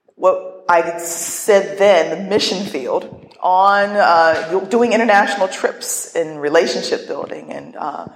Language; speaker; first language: English; native; English